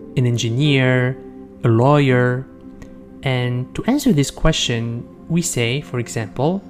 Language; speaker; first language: English; non-native, fluent; Arabic